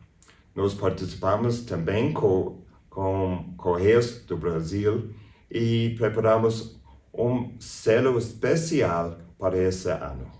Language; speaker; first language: Portuguese; non-native, fluent; English